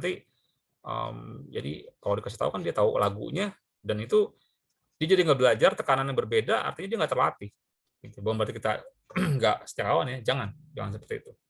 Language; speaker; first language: Indonesian; native; Indonesian